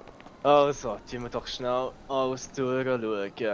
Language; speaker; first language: German; native; German